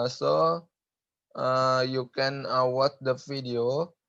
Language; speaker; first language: English; non-native, learner; Indonesian